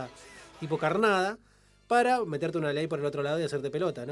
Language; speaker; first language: Spanish; native; Spanish